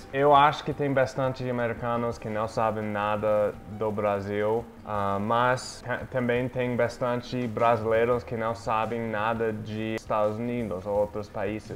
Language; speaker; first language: Portuguese; non-native, fluent; English